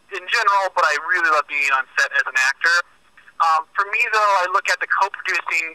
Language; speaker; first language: English; native; English